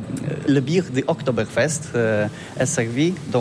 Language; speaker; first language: French; non-native, learner; Polish